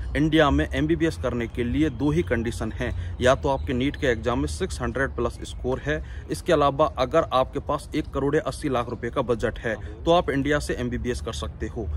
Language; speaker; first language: Hindi; native; Hindi